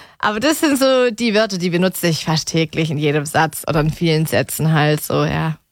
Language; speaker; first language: German; native; German